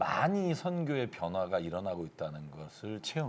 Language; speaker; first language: Korean; native; Korean